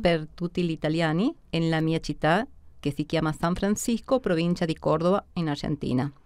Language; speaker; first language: Italian; early bilingual, heritage; Spanish